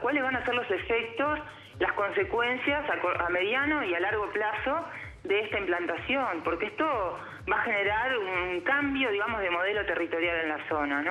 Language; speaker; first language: Spanish; native; Spanish